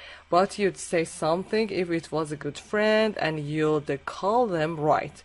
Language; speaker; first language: English; non-native, fluent; Persian